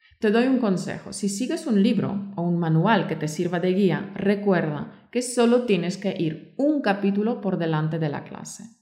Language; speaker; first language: Spanish; native; Spanish